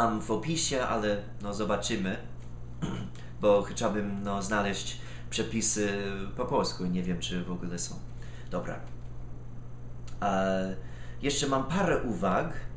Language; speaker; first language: Polish; non-native, fluent; English